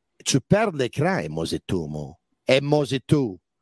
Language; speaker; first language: French; non-native, local second language; English